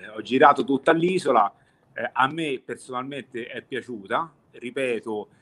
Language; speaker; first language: Italian; native; Italian